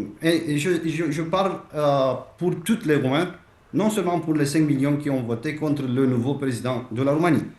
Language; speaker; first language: French; non-native, fluent; Romanian